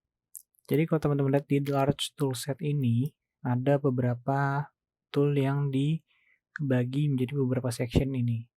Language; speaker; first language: Indonesian; native; Indonesian